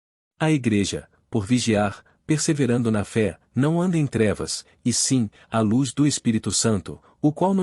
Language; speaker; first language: Portuguese; native; Portuguese